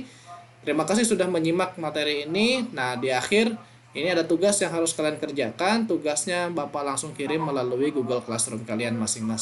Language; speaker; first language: Indonesian; native; Indonesian